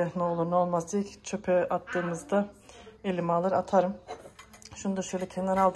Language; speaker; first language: Turkish; native; Turkish